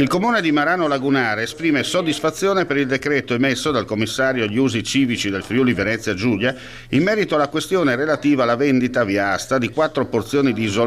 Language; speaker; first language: Italian; native; Italian